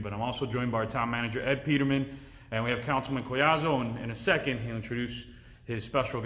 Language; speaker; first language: English; early bilingual, other home language; Spanish